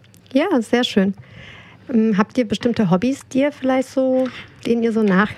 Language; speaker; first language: German; native; German